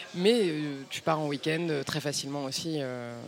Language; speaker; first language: French; native; French